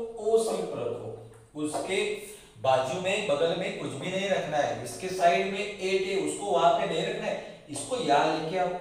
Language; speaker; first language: Hindi; non-native, local second language; Marathi